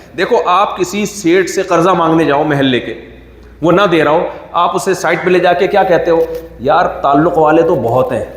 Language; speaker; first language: Urdu; native; Urdu